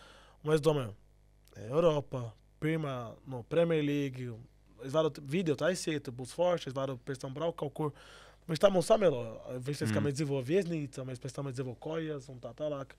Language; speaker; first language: Latvian; non-native, learner; Portuguese